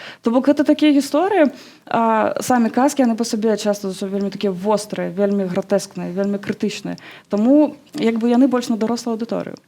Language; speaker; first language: Belarusian; non-native, local second language; Russian